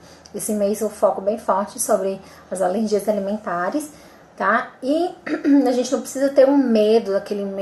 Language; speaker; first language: Portuguese; native; Portuguese